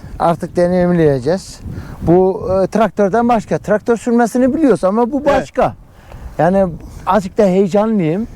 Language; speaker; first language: Turkish; early bilingual, heritage; Turkish